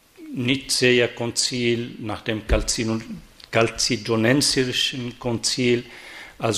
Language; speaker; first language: German; non-native, fluent; Arabic